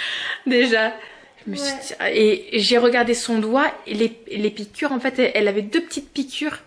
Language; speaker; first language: French; native; French